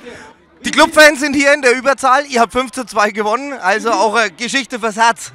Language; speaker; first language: German; native; German